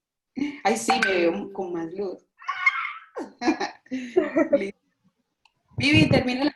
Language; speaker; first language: Spanish; native; Spanish